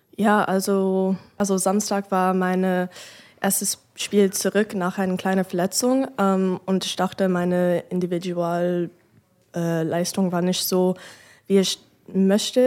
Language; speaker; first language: German; non-native, fluent; English